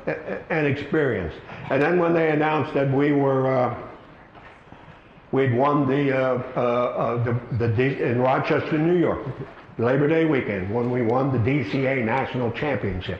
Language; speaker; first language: English; native; English